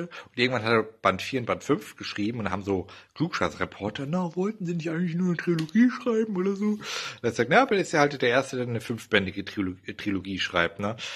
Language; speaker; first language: German; native; German